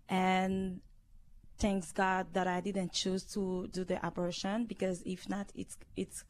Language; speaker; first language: English; non-native, learner; Haitian Creole